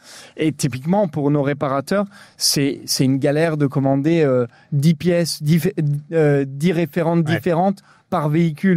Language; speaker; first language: French; native; French